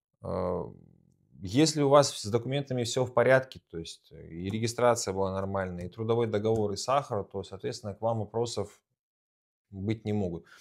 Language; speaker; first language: Russian; native; Russian